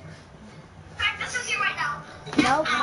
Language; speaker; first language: English; native; English